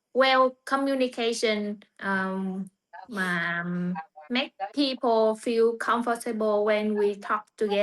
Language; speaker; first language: English; non-native, learner; Vietnamese